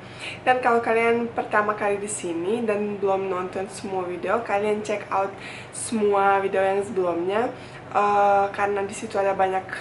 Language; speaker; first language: Indonesian; non-native, fluent; Bosnian